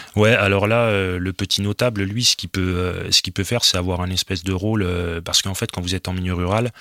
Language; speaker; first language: French; native; French